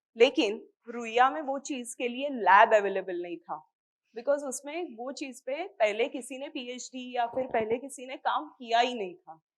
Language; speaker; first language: Hindi; non-native, local second language; Marathi